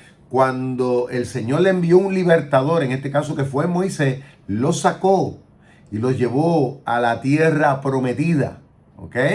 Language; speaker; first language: Spanish; native; Spanish